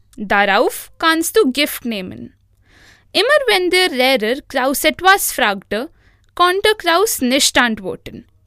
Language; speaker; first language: German; non-native, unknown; Hindi